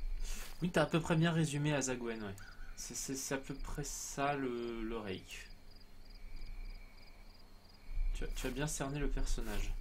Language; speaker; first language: French; native; French